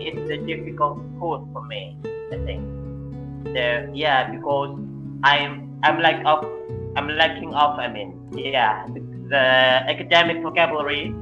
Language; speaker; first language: English; non-native, fluent; Indonesian